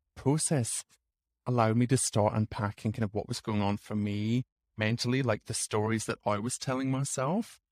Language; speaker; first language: English; native; English